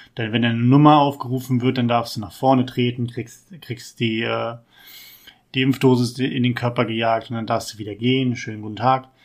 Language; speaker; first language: German; native; German